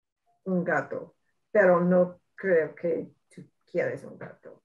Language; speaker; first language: Spanish; non-native, learner; English